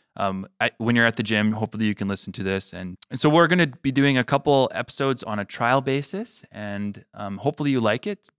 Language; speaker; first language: English; native; English